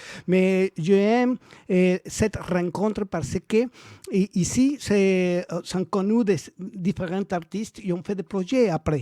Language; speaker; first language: French; non-native, learner; Spanish